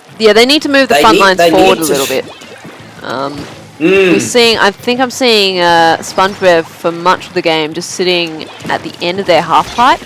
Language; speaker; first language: English; native; English